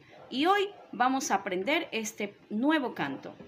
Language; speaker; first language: Spanish; native; Spanish